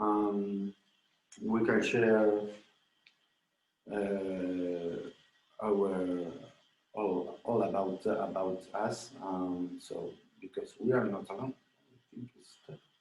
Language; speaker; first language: English; non-native, learner; Spanish